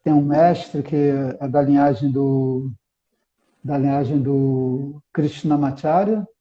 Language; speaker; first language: Portuguese; native; Portuguese